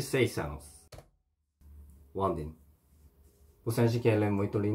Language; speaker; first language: Portuguese; non-native, learner; Korean